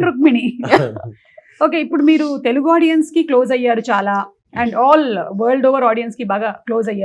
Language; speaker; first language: Telugu; native; Telugu